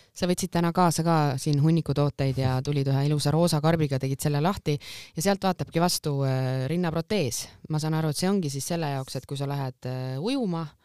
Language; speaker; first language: Estonian; native; Estonian